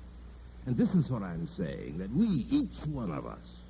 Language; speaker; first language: English; native; English